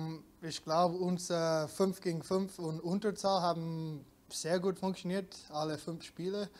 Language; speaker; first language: German; non-native, fluent; English